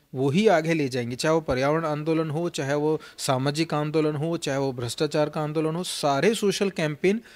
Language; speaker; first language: Hindi; native; Hindi